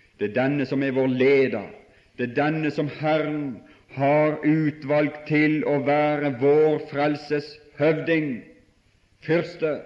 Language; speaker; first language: Norwegian; native; Norwegian